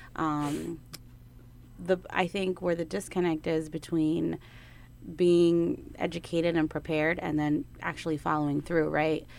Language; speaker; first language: English; native; English